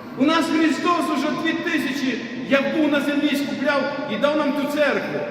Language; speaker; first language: Ukrainian; non-native, local second language; Russian